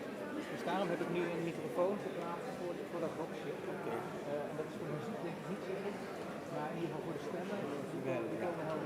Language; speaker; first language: Dutch; native; Dutch